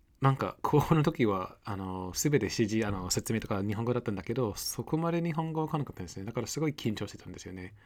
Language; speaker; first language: Japanese; non-native, fluent; English